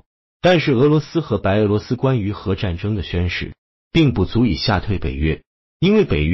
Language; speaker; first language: Chinese; native; Chinese